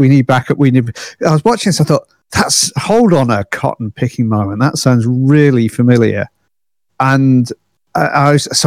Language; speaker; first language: English; native; English